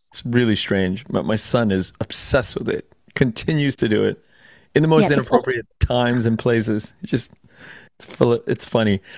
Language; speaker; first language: English; native; English